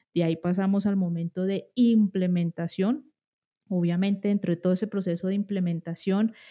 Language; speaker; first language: Spanish; native; Spanish